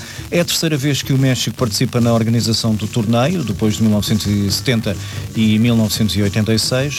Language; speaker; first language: Portuguese; native; Portuguese